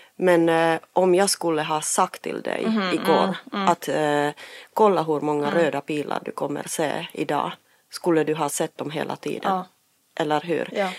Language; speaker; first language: Swedish; non-native, fluent; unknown